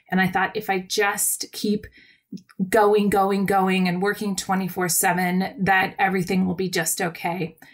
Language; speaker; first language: English; native; English